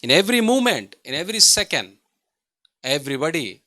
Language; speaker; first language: English; non-native, local second language; Telugu